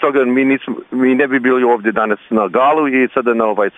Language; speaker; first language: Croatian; early bilingual, heritage; Croatian